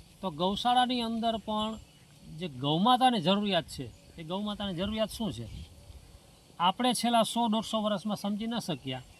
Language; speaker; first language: Gujarati; non-native, local second language; Kachhi